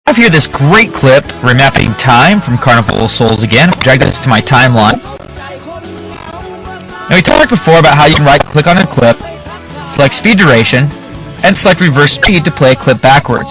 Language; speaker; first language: English; native; English